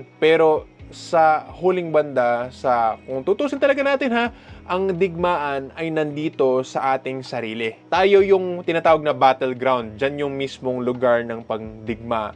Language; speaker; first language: Filipino; non-native, local second language; Cebuano